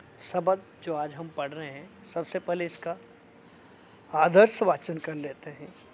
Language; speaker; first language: Hindi; native; Hindi